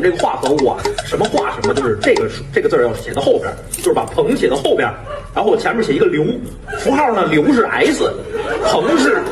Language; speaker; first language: Chinese; native; Chinese